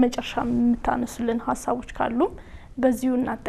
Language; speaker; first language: Amharic; native; Amharic